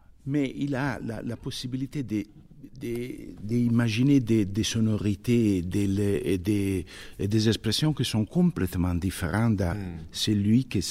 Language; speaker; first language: French; non-native, fluent; Italian